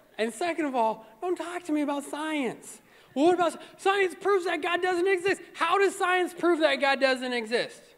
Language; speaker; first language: English; native; English